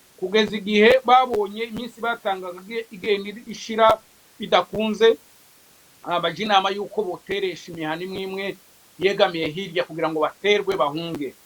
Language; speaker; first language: Kinyarwanda; native; Kinyarwanda